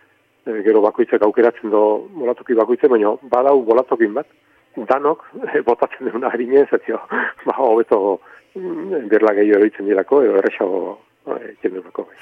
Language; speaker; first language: Basque; native; Basque